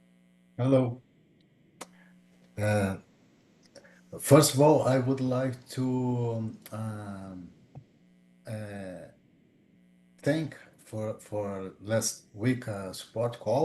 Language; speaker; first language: English; non-native, fluent; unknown